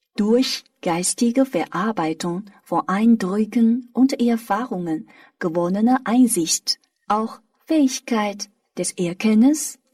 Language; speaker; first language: German; non-native, fluent; Chinese